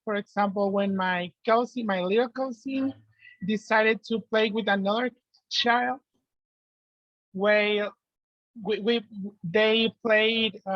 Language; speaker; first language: English; non-native, learner; Spanish